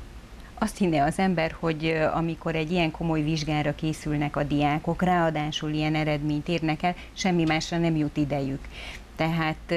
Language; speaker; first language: Hungarian; native; Hungarian